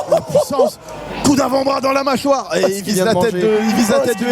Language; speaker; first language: French; native; French